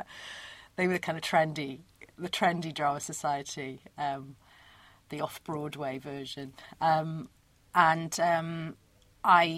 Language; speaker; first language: English; native; English